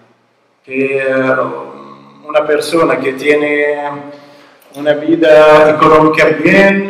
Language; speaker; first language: Spanish; non-native, learner; Arabic